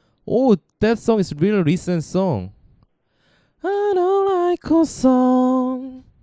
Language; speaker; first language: English; non-native, learner; Korean